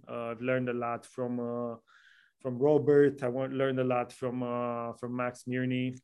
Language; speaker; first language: English; non-native, fluent; Romanian